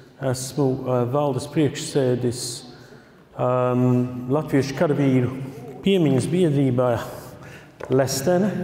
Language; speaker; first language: Latvian; early bilingual, heritage; Latvian